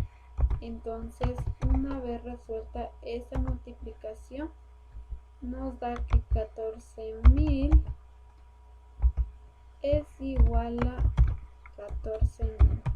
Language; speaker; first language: Spanish; native; Spanish